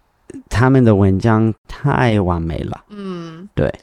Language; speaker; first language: Chinese; non-native, learner; English